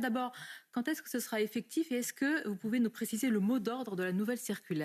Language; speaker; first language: French; native; French